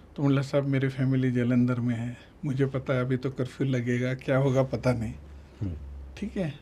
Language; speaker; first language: Hindi; non-native, local second language; Marathi